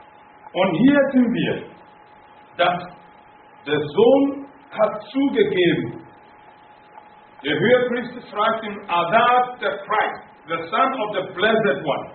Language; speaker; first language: German; non-native, fluent; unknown